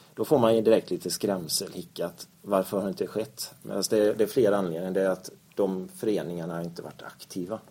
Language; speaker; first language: Swedish; native; Swedish